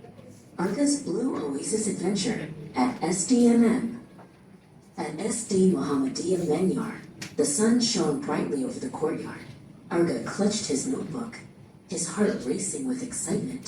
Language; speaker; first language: English; non-native, learner; Indonesian